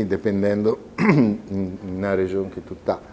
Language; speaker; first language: Portuguese; non-native, fluent; Italian